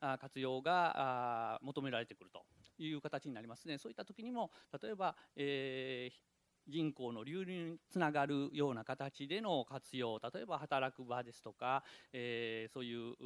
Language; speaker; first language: Japanese; native; Japanese